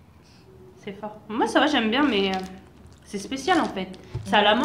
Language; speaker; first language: French; native; French